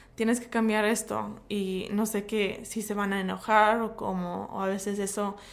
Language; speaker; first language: Spanish; early bilingual, heritage; Spanish